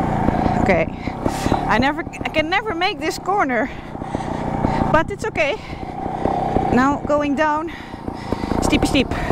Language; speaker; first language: English; non-native, fluent; Dutch